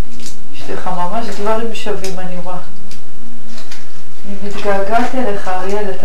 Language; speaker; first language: Hebrew; native; Hebrew